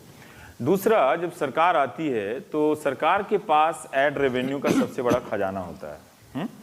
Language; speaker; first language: Hindi; native; Hindi